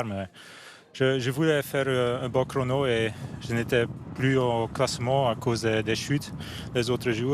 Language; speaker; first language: French; non-native, fluent; Dutch